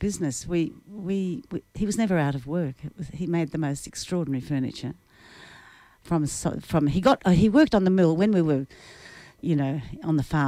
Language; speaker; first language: English; native; English